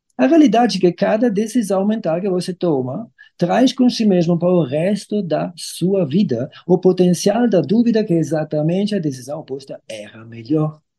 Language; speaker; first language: Portuguese; non-native, fluent; German